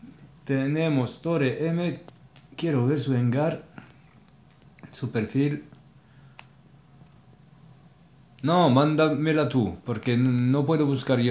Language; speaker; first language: Spanish; non-native, learner; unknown